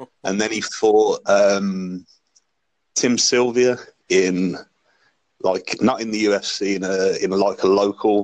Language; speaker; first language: English; native; English